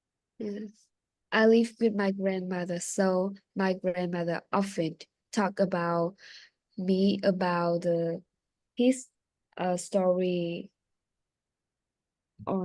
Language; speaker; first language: English; non-native, learner; Vietnamese